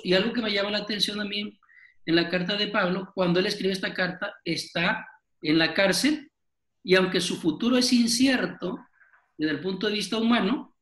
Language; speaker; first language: Spanish; native; Spanish